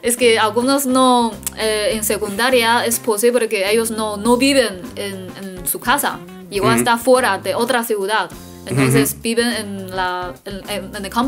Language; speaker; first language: Spanish; non-native, learner; Chinese